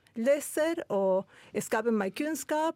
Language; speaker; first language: Norwegian; non-native, fluent; Spanish